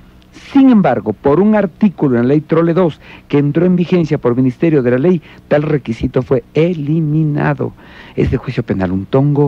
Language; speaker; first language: Spanish; native; Spanish